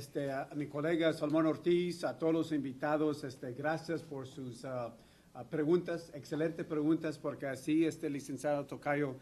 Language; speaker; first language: Spanish; early bilingual, heritage; Spanish